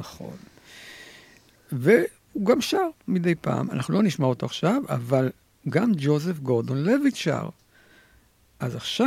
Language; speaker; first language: Hebrew; native; Hebrew